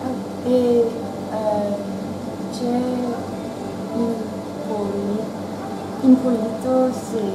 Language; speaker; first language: Italian; non-native, learner; English